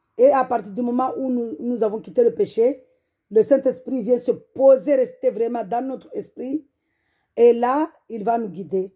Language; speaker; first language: French; non-native, local second language; Comorian